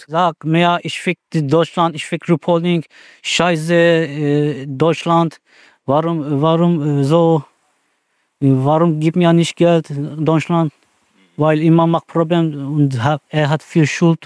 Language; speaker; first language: German; non-native, learner; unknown